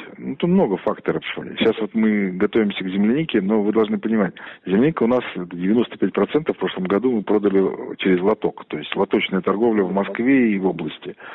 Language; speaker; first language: Russian; native; Russian